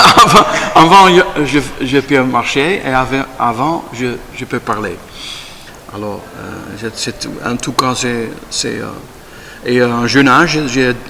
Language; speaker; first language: French; non-native, learner; Dutch